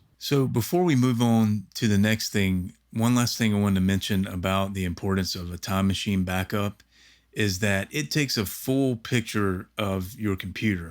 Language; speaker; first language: English; native; English